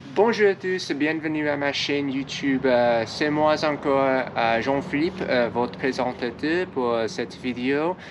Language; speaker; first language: French; non-native, learner; English